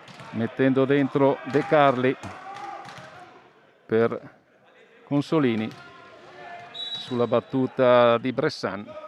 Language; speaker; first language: Italian; native; Italian